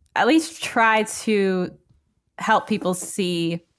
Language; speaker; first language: English; native; English